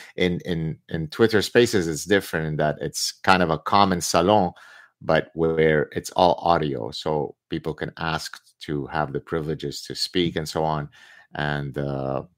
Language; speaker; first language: English; early bilingual, other home language; Arabic